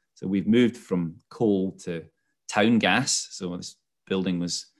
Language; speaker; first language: English; native; English